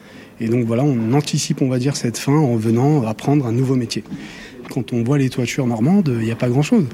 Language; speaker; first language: French; native; French